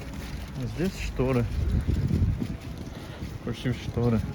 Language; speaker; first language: Russian; early bilingual, other home language; Tajik